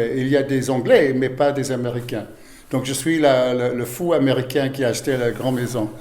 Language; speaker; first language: French; non-native, fluent; English